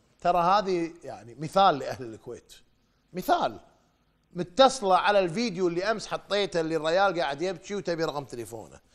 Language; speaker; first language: Arabic; native; Arabic